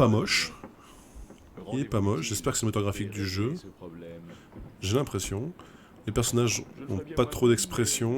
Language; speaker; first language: French; native; French